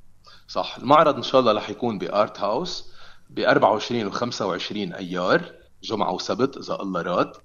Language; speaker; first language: Arabic; native; Arabic